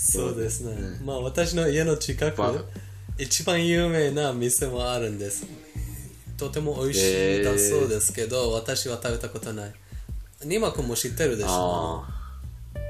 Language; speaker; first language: Japanese; non-native, fluent; Persian